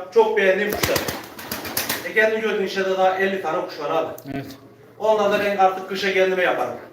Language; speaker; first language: Turkish; native; Turkish